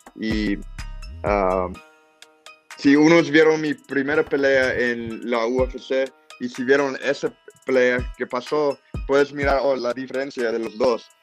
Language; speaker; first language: Spanish; early bilingual, heritage; English